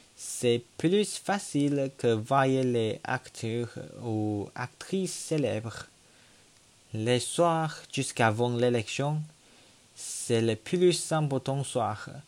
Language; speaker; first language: French; non-native, learner; Chinese